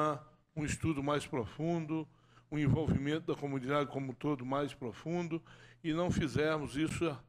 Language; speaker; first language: Portuguese; native; Portuguese